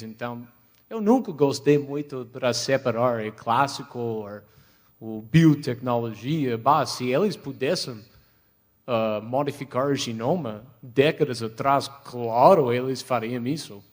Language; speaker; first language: Portuguese; non-native, fluent; English